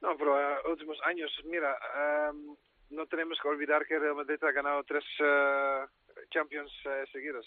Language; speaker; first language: Spanish; non-native, fluent; Dutch